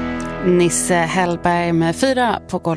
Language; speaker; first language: Swedish; native; Swedish